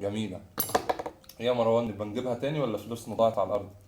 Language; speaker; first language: Arabic; native; Arabic